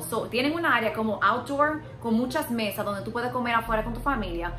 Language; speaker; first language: Spanish; early bilingual, heritage; Spanish